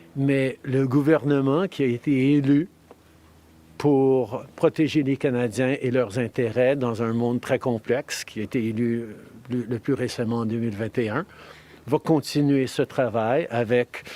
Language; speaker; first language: French; native; French